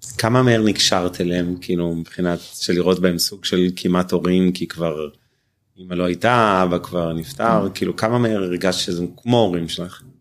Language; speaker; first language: Hebrew; native; Hebrew